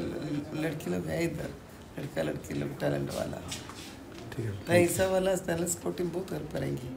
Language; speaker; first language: Hindi; non-native, local second language; Malayalam